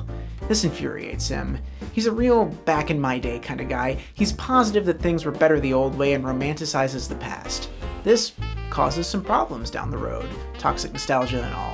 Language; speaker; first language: English; native; English